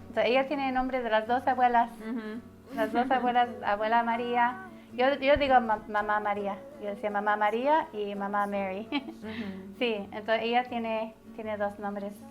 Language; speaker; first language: Spanish; early bilingual, heritage; Spanish